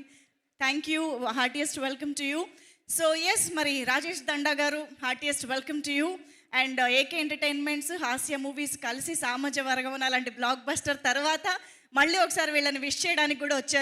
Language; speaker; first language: Telugu; native; Telugu